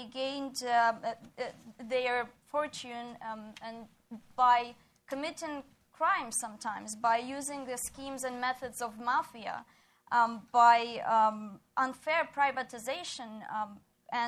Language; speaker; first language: English; non-native, fluent; Ukrainian